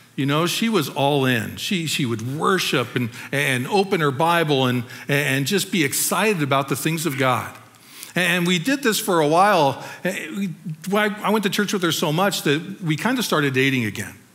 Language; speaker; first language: English; native; English